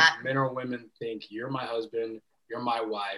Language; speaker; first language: English; native; English